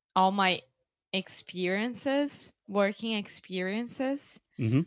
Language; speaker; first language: English; non-native, fluent; Portuguese